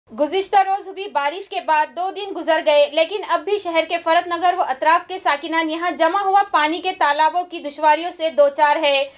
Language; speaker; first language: Urdu; native; Urdu